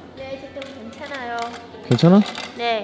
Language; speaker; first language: Korean; non-native, learner; Vietnamese